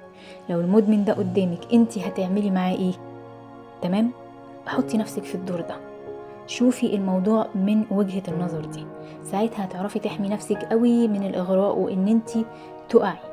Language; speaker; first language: Arabic; native; Arabic